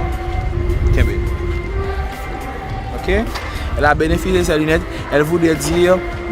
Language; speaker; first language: French; non-native, local second language; Haitian Creole